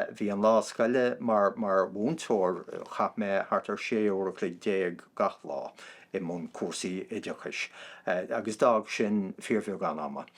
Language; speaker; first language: Irish; non-native, local second language; English